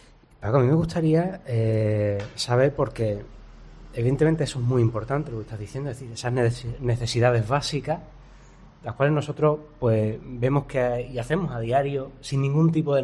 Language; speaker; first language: Spanish; native; Spanish